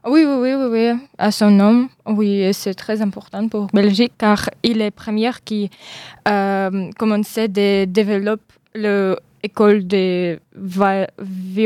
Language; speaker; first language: French; non-native, learner; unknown